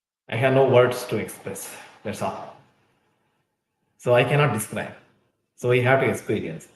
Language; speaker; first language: English; non-native, local second language; Tulu